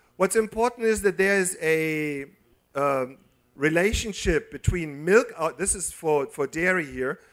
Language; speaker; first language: English; non-native, fluent; German